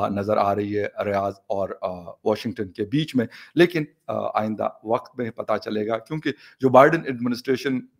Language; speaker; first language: Urdu; non-native, local second language; Pashto